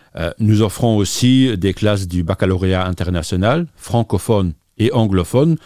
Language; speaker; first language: French; native; French